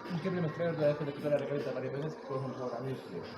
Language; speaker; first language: Spanish; native; Spanish